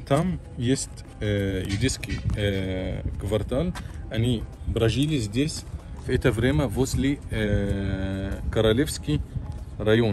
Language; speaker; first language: Russian; non-native, local second language; Arabic